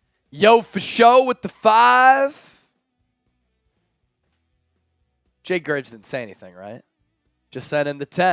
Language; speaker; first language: English; native; English